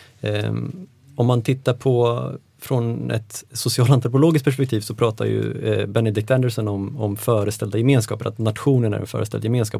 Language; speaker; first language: Swedish; native; Swedish